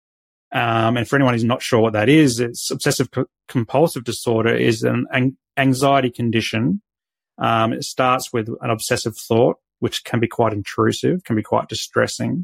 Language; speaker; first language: English; native; English